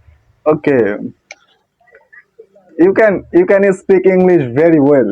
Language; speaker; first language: English; non-native, learner; Bangla